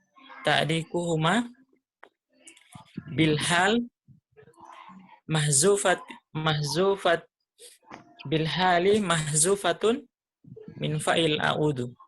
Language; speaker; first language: Arabic; non-native, learner; Indonesian